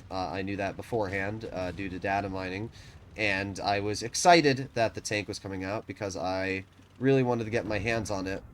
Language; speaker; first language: English; native; English